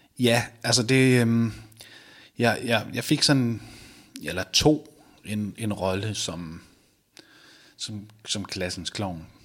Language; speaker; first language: Danish; native; Danish